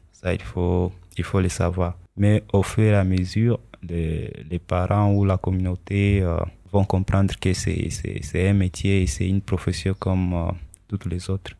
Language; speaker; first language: French; non-native, local second language; Swahili